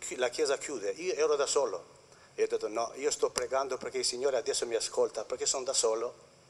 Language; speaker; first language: Italian; non-native, fluent; Albanian